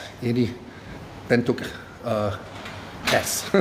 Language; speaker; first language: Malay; non-native, fluent; English